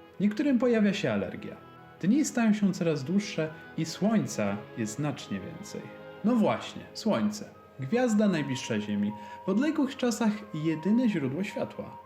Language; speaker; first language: Polish; native; Polish